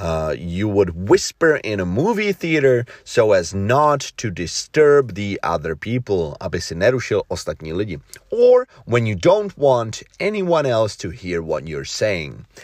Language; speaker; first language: English; non-native, fluent; Czech